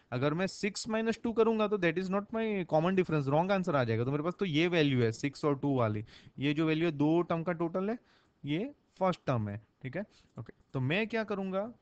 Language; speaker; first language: Hindi; non-native, local second language; Gujarati